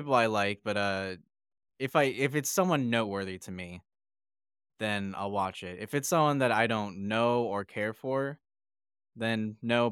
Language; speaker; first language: English; native; English